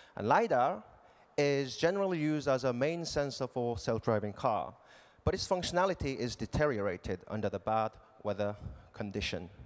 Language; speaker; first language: English; non-native, fluent; Korean